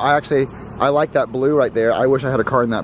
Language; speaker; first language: English; native; English